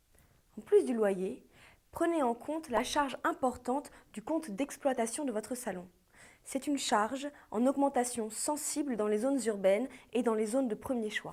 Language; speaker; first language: French; native; French